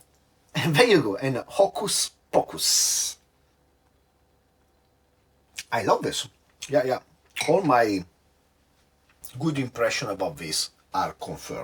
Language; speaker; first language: English; non-native, fluent; Italian